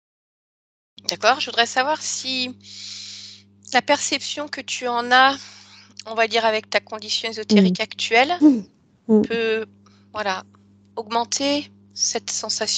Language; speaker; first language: French; native; French